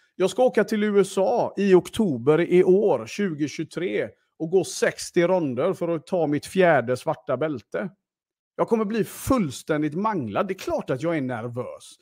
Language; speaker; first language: Swedish; early bilingual, other home language; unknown